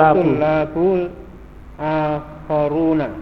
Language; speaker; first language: Arabic; non-native, learner; Indonesian